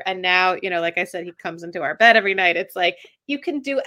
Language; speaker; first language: English; native; English